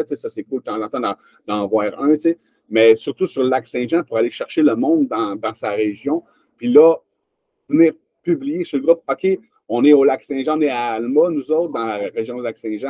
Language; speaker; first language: French; native; French